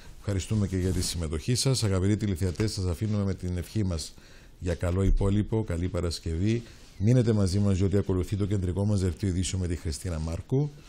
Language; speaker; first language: Greek; native; Greek